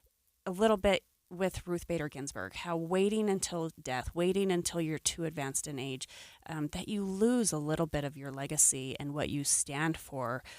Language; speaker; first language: English; native; English